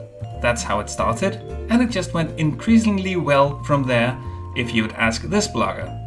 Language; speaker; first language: English; non-native, fluent; Danish